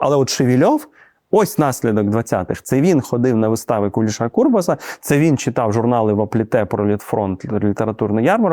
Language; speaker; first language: Ukrainian; native; Ukrainian